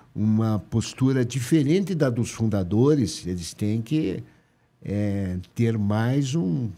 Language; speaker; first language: Portuguese; native; Portuguese